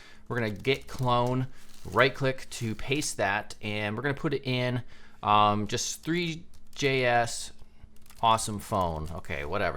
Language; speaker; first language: English; native; English